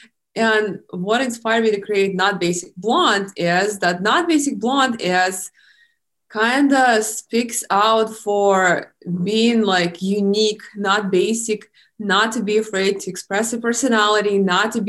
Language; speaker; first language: English; non-native, fluent; Russian